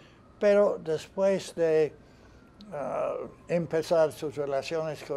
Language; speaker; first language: Spanish; non-native, fluent; English